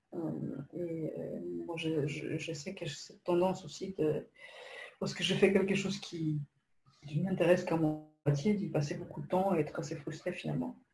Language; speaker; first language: French; non-native, fluent; Polish